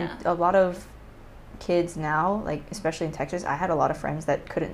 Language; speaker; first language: English; native; English